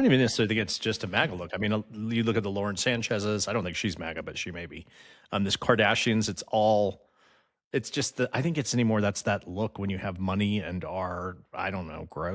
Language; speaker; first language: English; native; English